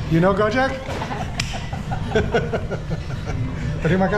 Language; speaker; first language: Indonesian; non-native, learner; English